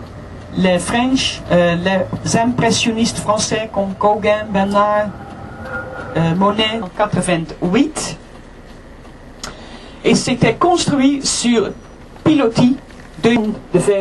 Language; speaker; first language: French; non-native, fluent; Dutch